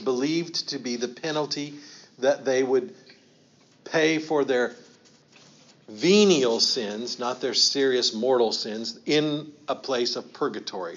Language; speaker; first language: English; native; English